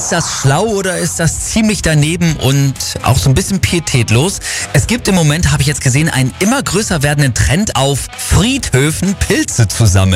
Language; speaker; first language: German; native; German